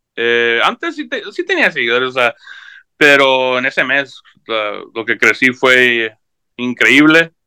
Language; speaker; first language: Spanish; early bilingual, heritage; Spanish